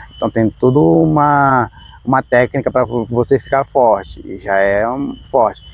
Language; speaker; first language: Portuguese; non-native, local second language; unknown